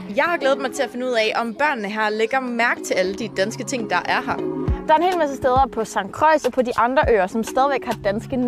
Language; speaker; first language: Danish; native; Danish